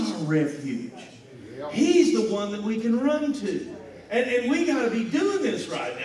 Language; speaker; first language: English; native; English